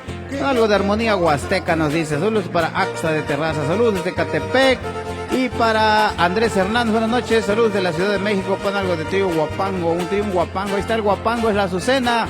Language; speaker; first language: Spanish; native; Spanish